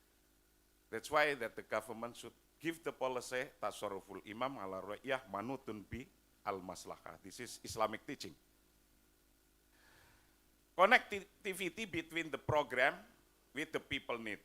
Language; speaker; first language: English; non-native, fluent; Indonesian